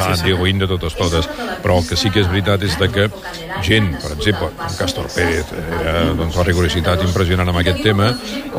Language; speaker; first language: Catalan; native; Catalan